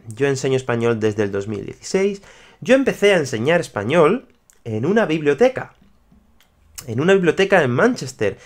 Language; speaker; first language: Spanish; native; Spanish